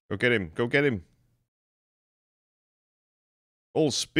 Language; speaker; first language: English; native; English